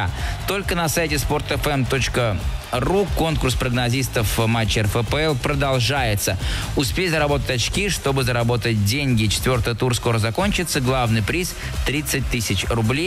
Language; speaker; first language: Russian; native; Russian